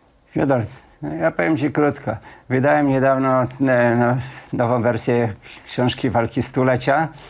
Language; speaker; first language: Polish; native; Polish